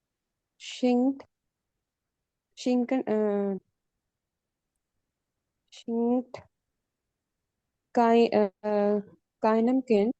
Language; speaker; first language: German; non-native, learner; Urdu